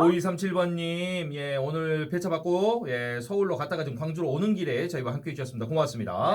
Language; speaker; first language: Korean; native; Korean